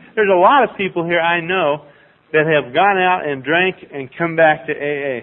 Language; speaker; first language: English; native; English